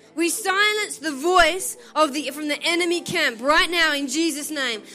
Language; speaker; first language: English; native; English